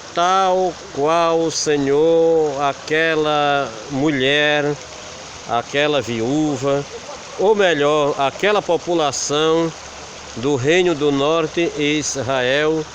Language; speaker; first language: Portuguese; native; Portuguese